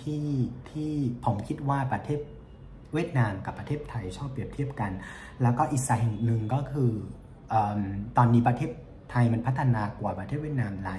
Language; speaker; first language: Thai; non-native, fluent; Vietnamese